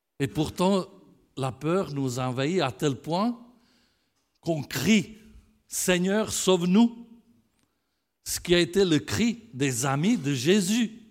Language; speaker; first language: French; non-native, fluent; Italian